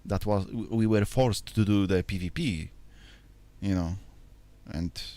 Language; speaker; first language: English; non-native, fluent; Polish